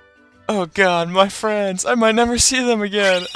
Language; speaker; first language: English; native; English